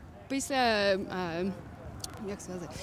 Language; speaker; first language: Ukrainian; non-native, learner; English